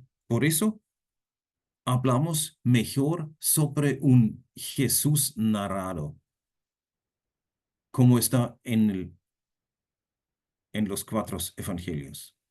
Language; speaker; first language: Spanish; non-native, fluent; German